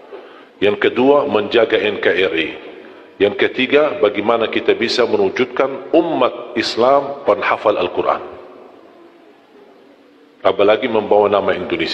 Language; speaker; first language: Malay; non-native, fluent; Arabic